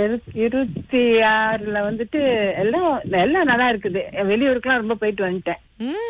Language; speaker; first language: Tamil; early bilingual, heritage; Tamil